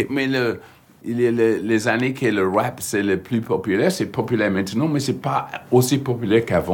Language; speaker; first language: French; non-native, fluent; English